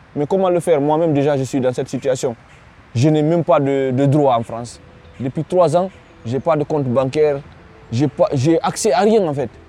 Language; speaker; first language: French; non-native, local second language; Fula